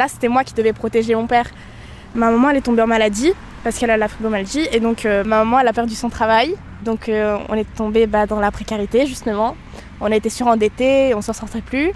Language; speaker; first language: French; native; French